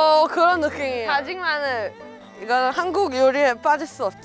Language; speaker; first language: Korean; native; Korean